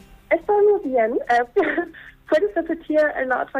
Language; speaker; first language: Spanish; non-native, learner; German